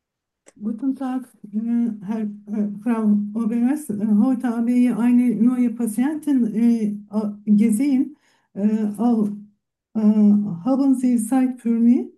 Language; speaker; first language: German; non-native, learner; Turkish